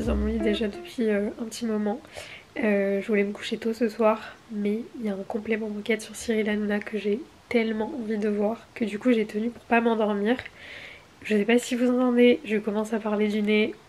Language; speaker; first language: French; native; French